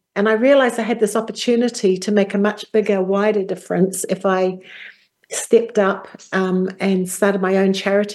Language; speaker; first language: English; native; English